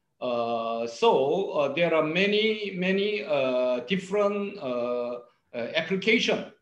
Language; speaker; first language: English; non-native, learner; Korean